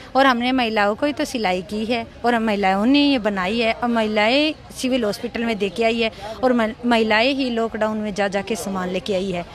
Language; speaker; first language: Hindi; native; Hindi